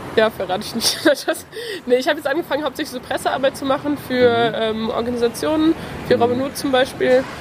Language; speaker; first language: German; native; German